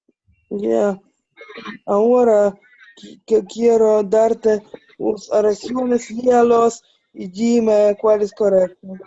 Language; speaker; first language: Spanish; non-native, learner; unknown